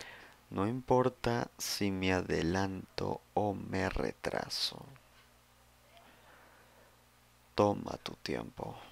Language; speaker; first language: Spanish; native; Spanish